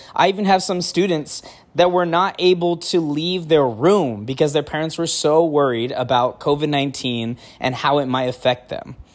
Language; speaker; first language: English; native; English